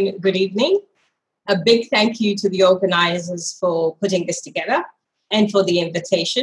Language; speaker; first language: English; non-native, local second language; Ga